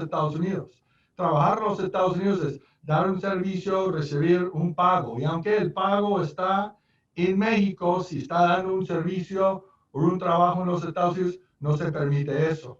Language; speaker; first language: Spanish; non-native, fluent; English